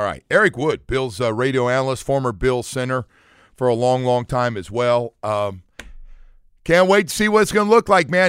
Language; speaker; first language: English; native; English